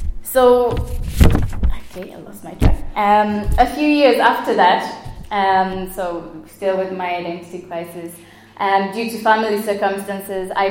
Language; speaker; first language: English; non-native, local second language; Swahili